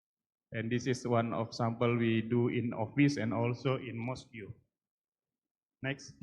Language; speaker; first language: English; non-native, learner; Indonesian